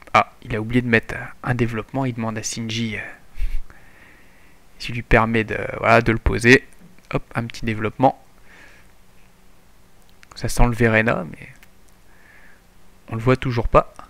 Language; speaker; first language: French; native; French